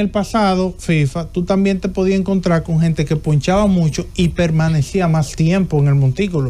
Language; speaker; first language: Spanish; native; Spanish